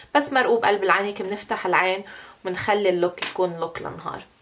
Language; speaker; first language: Arabic; early bilingual, heritage; Arabic